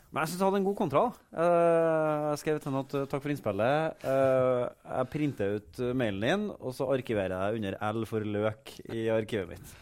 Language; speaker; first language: Norwegian; native; Norwegian